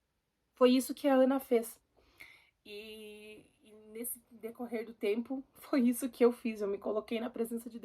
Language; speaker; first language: Portuguese; native; Portuguese